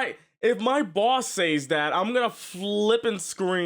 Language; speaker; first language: English; native; English